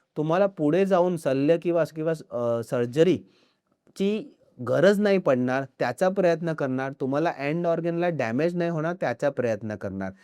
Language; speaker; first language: Marathi; non-native, local second language; Hindi